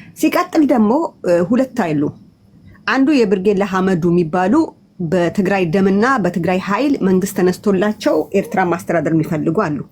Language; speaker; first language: Amharic; non-native, local second language; Tigrinya